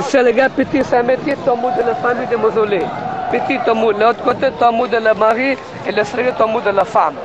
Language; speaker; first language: French; non-native, learner; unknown